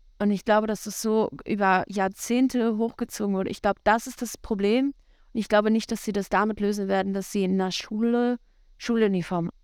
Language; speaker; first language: German; native; German